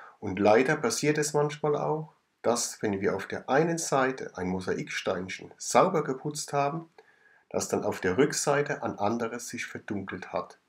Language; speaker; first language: German; native; German